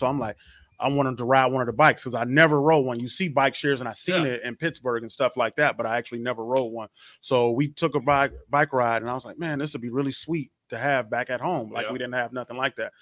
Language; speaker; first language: English; native; English